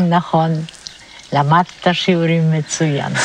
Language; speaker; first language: Hebrew; non-native, fluent; Polish